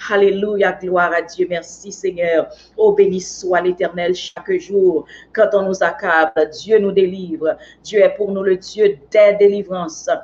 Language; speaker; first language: French; non-native, local second language; Haitian Creole